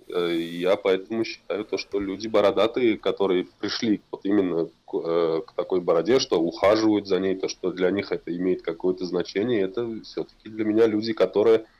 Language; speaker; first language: Russian; non-native, local second language; Tatar